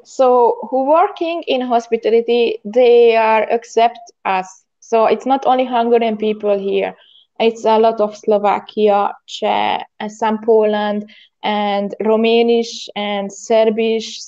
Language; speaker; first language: English; non-native, learner; Hungarian